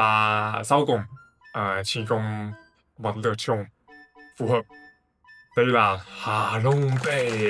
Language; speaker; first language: Vietnamese; non-native, fluent; Chinese